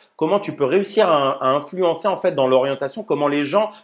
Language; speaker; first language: French; native; French